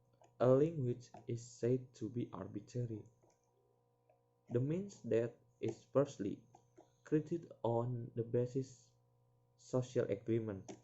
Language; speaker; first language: English; non-native, learner; Indonesian